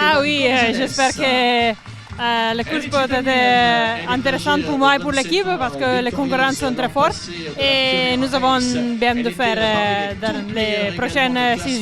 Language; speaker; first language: French; non-native, learner; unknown